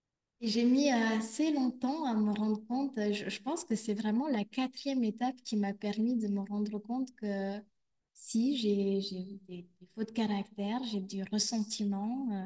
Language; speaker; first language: French; native; French